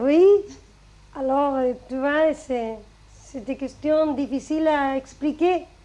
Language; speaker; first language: French; non-native, fluent; Spanish